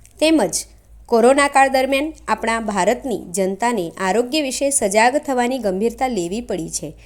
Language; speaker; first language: Gujarati; non-native, local second language; Marathi